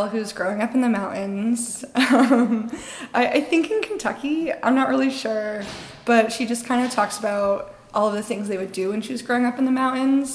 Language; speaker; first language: English; native; English